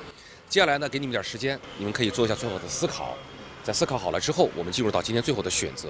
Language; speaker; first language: Chinese; native; Chinese